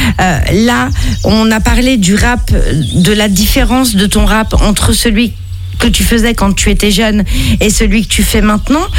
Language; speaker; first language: French; native; French